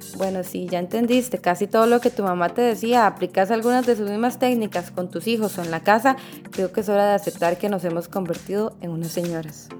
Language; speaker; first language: Spanish; native; Spanish